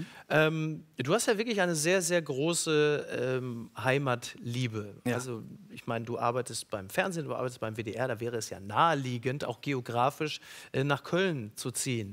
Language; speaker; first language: German; native; German